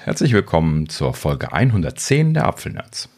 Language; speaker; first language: German; native; German